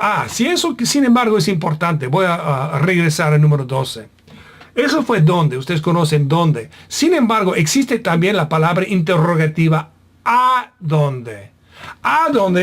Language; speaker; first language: Spanish; non-native, fluent; English